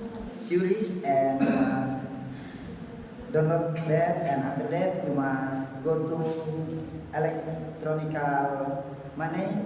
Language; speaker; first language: English; non-native, learner; Indonesian